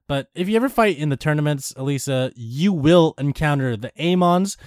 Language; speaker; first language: English; native; English